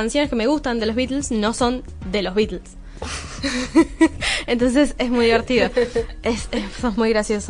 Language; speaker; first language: Spanish; native; Spanish